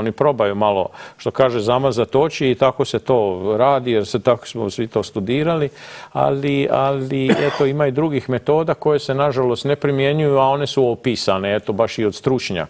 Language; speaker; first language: Croatian; native; Croatian